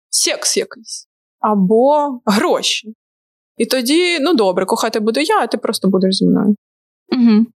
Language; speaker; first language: Ukrainian; non-native, local second language; Russian